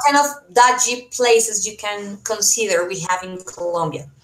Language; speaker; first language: English; non-native, fluent; Spanish